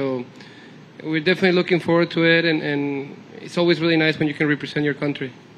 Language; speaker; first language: English; non-native, fluent; Spanish